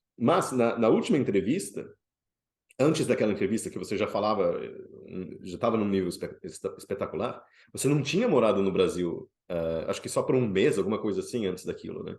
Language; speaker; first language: Portuguese; native; Portuguese